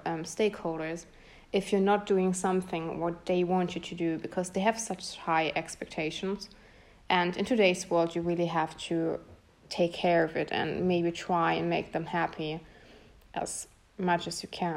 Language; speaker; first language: English; non-native, fluent; German